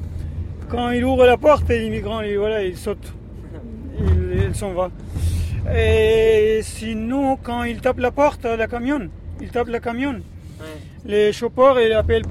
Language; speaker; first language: French; non-native, learner; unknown